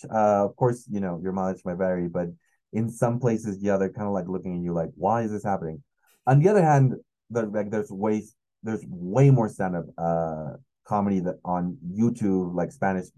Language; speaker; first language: English; non-native, fluent; Spanish